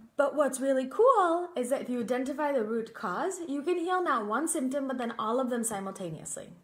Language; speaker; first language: English; native; English